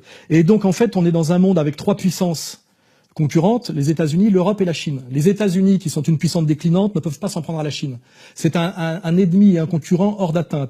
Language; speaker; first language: French; native; French